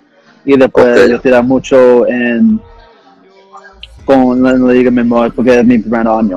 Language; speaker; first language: Spanish; early bilingual, heritage; English